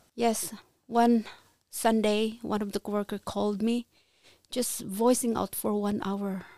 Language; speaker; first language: English; non-native, local second language; Cebuano